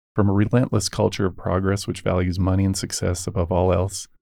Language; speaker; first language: English; native; English